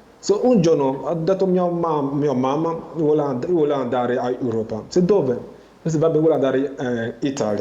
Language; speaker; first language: Italian; non-native, learner; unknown